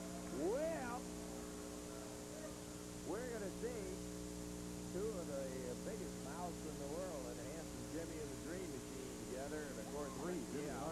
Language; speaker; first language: English; native; English